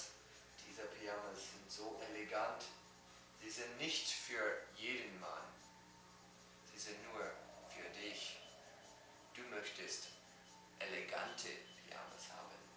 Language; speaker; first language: German; non-native, learner; English